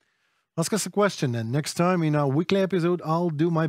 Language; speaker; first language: English; non-native, fluent; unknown